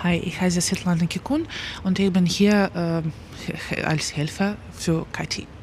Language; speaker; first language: German; non-native, learner; Ukrainian